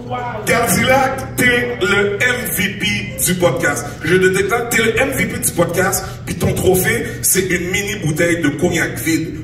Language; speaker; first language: French; native; French